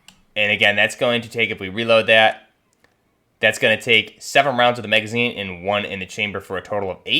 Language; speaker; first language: English; native; English